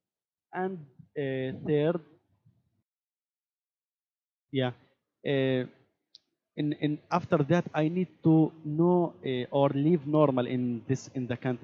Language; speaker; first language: English; non-native, learner; Arabic